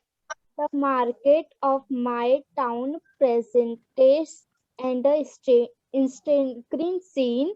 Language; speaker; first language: English; non-native, learner; Hindi